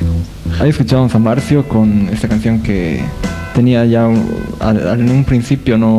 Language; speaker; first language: Spanish; native; Spanish